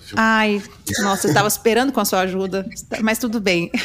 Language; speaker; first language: Portuguese; early bilingual, heritage; Portuguese